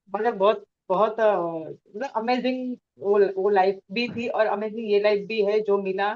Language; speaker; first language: Hindi; non-native, local second language; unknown